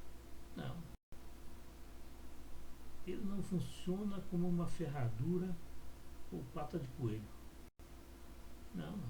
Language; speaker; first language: Portuguese; native; Portuguese